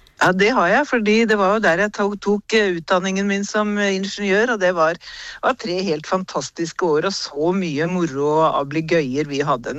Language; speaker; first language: Norwegian; native; Norwegian